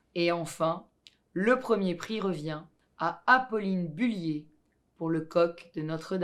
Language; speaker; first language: French; native; French